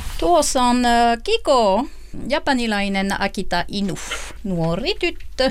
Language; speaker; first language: Finnish; non-native, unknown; French